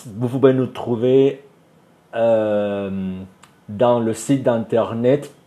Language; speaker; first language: French; non-native, fluent; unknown